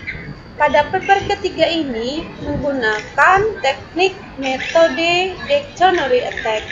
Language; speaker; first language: Indonesian; native; Indonesian